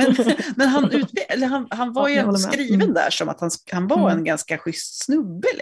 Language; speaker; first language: Swedish; native; Swedish